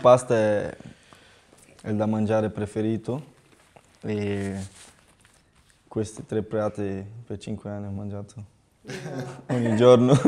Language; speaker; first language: Italian; non-native, learner; Portuguese